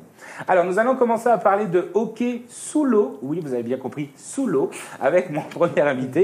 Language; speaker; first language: French; native; French